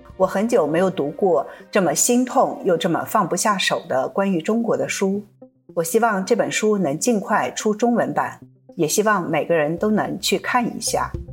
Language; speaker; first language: Chinese; native; Chinese